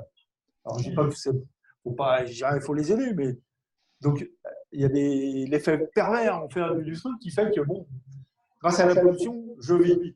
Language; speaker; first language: French; native; French